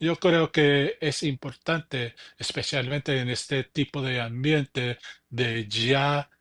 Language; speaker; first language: Spanish; early bilingual, heritage; English